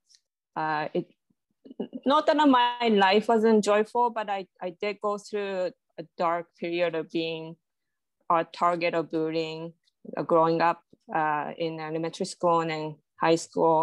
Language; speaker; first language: English; non-native, fluent; Japanese